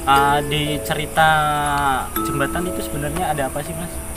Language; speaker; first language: Indonesian; native; Indonesian